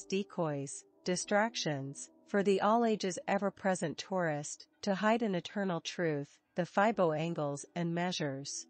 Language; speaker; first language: English; non-native, fluent; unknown